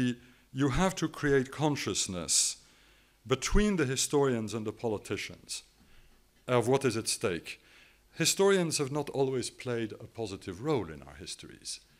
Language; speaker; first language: English; non-native, fluent; French